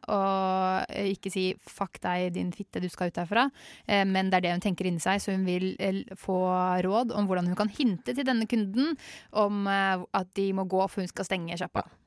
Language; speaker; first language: Norwegian; native; Norwegian